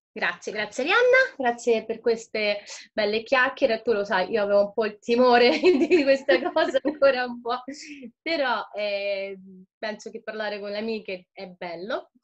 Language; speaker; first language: Italian; non-native, fluent; Ukrainian